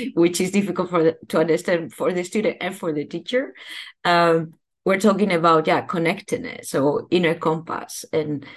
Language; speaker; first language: English; non-native, fluent; Spanish